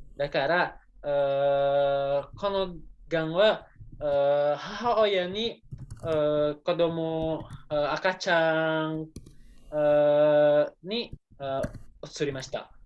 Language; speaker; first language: Japanese; non-native, learner; Indonesian